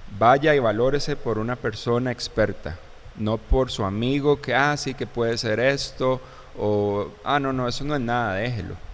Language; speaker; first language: Spanish; native; Spanish